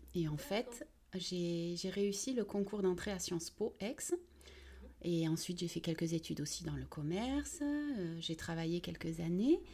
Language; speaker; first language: French; early bilingual, other home language; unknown